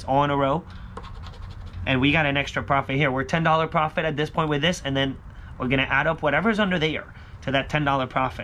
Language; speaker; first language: English; native; English